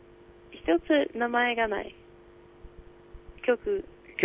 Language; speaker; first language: Japanese; non-native, learner; English